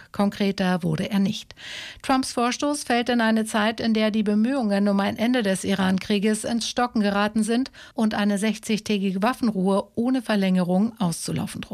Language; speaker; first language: German; native; German